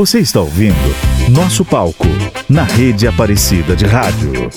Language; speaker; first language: Portuguese; native; Portuguese